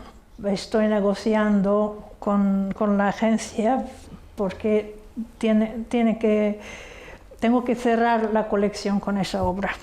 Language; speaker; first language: Spanish; non-native, fluent; Hungarian